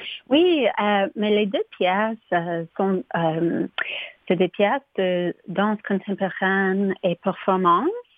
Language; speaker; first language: French; non-native, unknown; English